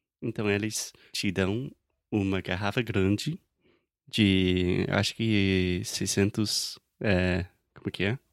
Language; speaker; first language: Portuguese; non-native, fluent; English